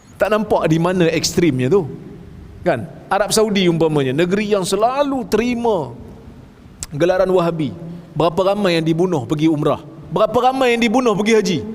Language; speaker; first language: Malay; native; Malay